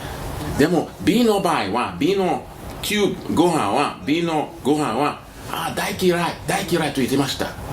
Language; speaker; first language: Japanese; non-native, learner; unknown